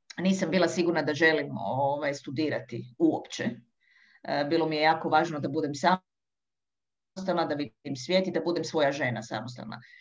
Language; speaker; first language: Croatian; native; Croatian